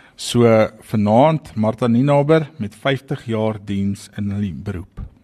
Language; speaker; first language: Afrikaans; native; Afrikaans